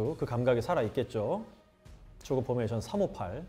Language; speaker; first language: Korean; native; Korean